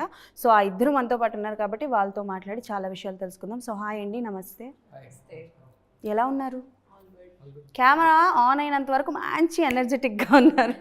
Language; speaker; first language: Telugu; native; Telugu